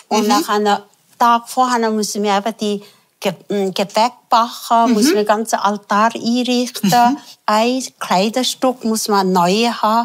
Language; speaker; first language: German; non-native, fluent; Tibetan